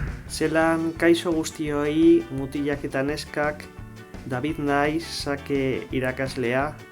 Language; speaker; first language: Basque; non-native, local second language; Spanish